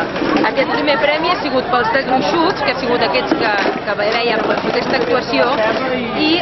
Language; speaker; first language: Catalan; native; Catalan